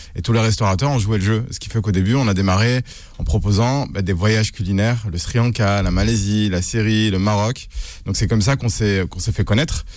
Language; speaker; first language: French; native; French